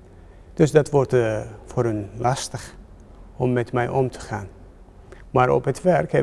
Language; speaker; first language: Dutch; non-native, fluent; Turkish